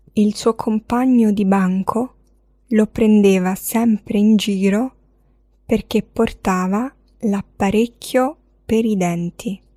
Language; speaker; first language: Italian; non-native, fluent; Arabic